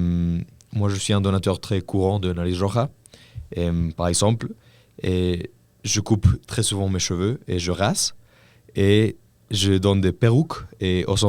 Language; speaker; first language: French; non-native, fluent; Spanish